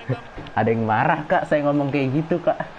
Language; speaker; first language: Indonesian; native; Indonesian